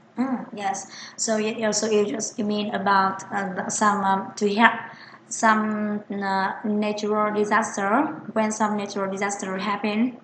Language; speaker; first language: English; non-native, fluent; Vietnamese